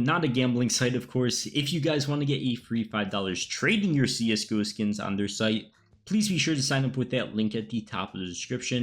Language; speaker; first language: English; native; English